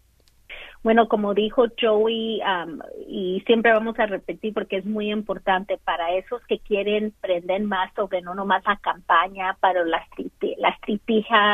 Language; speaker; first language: Spanish; early bilingual, other home language; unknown